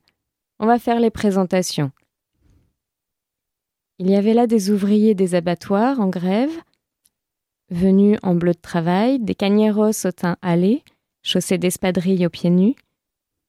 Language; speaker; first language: French; native; French